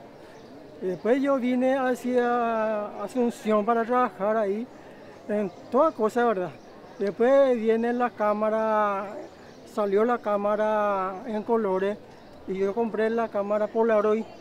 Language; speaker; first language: Spanish; non-native, local second language; Guarani